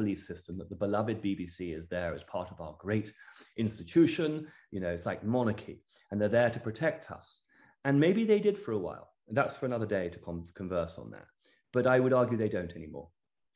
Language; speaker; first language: English; native; English